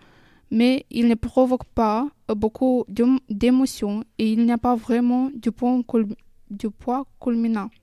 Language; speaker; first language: French; non-native, learner; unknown